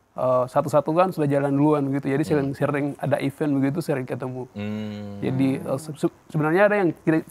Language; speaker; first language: Indonesian; non-native, local second language; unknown